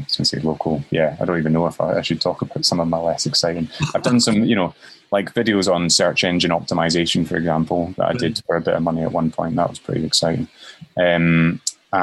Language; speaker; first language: English; native; English